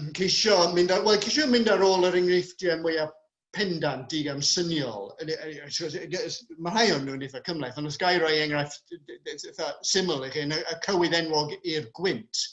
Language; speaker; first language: Welsh; non-native, local second language; English